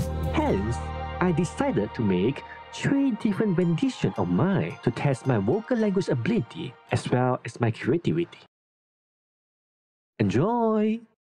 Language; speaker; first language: English; non-native, local second language; Chinese